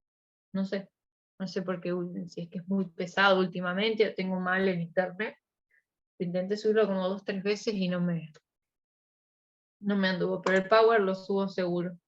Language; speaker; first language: Spanish; native; Spanish